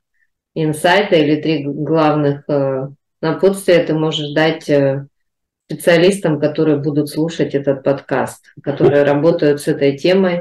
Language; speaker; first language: Russian; native; Russian